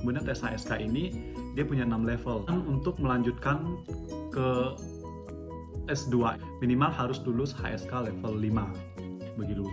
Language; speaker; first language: Indonesian; non-native, local second language; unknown